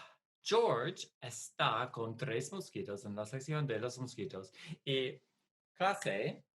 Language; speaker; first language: Spanish; non-native, fluent; English